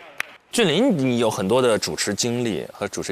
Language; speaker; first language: Chinese; native; Chinese